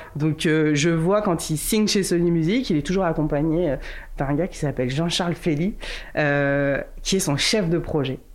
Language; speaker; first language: French; early bilingual, other home language; Kabuverdianu